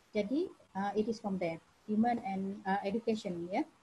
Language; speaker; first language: English; non-native, local second language; Malay